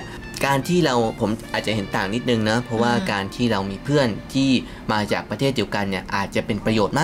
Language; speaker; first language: Thai; native; Thai